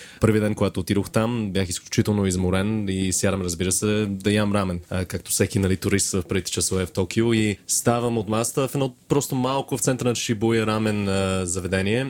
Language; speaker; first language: Bulgarian; native; Bulgarian